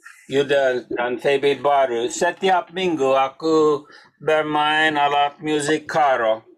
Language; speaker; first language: Indonesian; non-native, learner; English